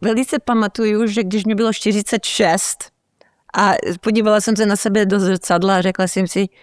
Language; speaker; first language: Czech; early bilingual, heritage; Czech